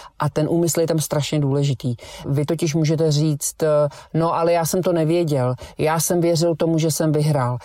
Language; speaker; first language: Czech; native; Czech